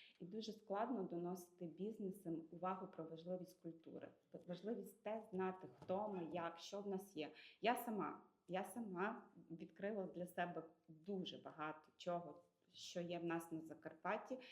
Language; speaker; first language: Ukrainian; native; Ukrainian